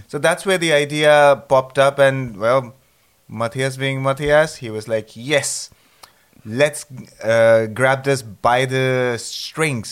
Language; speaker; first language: English; non-native, local second language; Punjabi